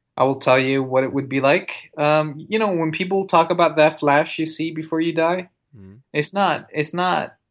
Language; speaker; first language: English; early bilingual, other home language; Arabic